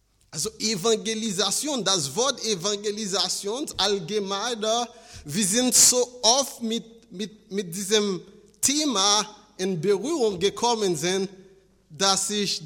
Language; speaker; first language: German; non-native, fluent; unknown